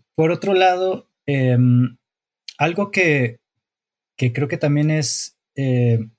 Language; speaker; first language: Spanish; native; Spanish